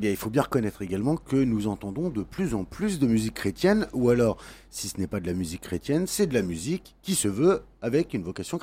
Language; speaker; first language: French; native; French